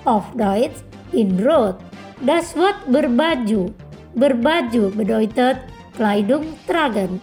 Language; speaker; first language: German; non-native, fluent; Indonesian